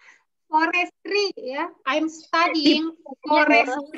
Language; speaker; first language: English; non-native, fluent; Indonesian